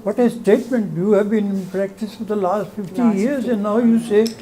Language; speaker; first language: English; non-native, local second language; Urdu